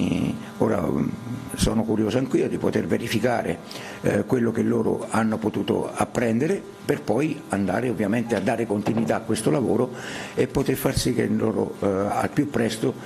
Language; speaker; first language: Italian; native; Italian